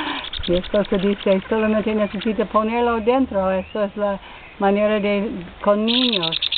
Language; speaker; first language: Spanish; non-native, learner; English